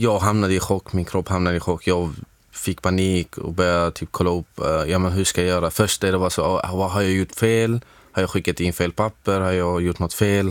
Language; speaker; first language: Swedish; non-native, fluent; Arabic